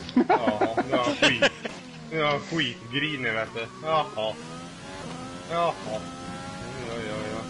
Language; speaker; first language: Swedish; native; Swedish